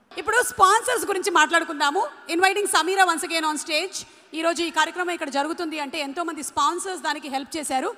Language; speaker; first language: Telugu; native; Telugu